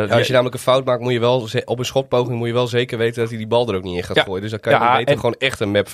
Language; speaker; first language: Dutch; native; Dutch